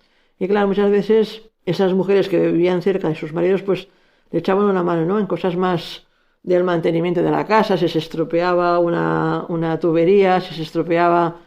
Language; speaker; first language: Spanish; native; Spanish